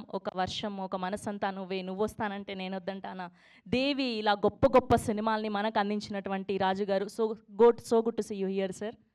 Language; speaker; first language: Telugu; native; Telugu